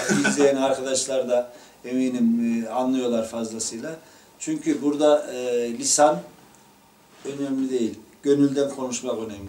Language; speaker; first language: Turkish; native; Turkish